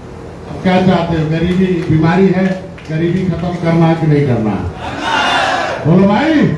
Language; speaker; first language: Hindi; native; Hindi